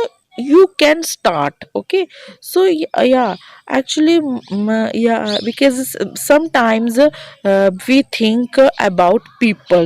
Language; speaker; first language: English; non-native, learner; Hindi